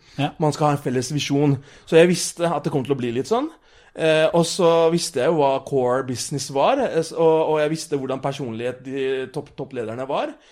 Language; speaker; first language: Norwegian; early bilingual, other home language; Urdu